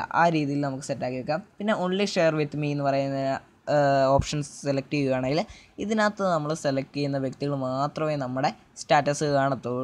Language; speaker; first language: Malayalam; native; Malayalam